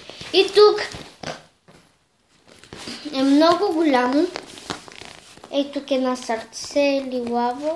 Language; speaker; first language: Bulgarian; early bilingual, heritage; Bulgarian